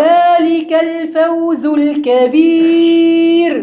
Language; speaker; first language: Arabic; native; Arabic